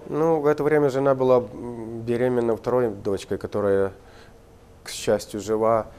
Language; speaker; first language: Russian; non-native, local second language; Ukrainian